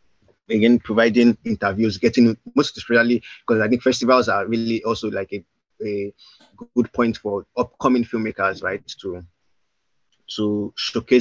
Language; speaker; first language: English; non-native, local second language; Yoruba